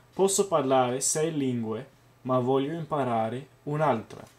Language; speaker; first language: Italian; non-native, learner; English